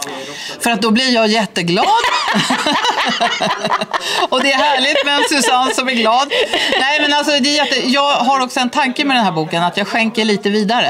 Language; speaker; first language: Swedish; native; Swedish